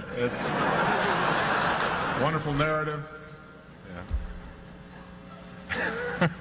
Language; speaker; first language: English; native; English